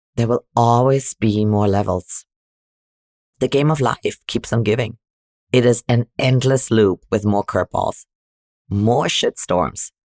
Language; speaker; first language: English; non-native, fluent; German